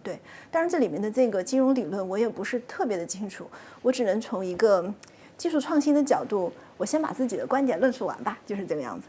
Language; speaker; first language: Chinese; native; Chinese